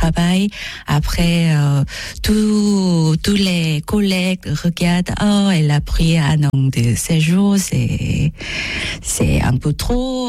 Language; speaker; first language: French; non-native, learner; Korean